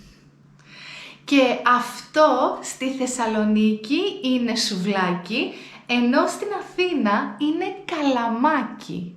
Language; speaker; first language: Greek; native; Greek